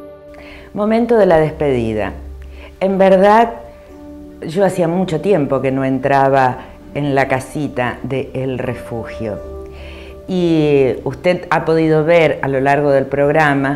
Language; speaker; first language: Spanish; native; Spanish